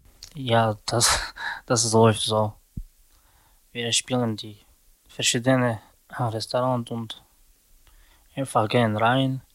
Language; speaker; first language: German; non-native, learner; Romany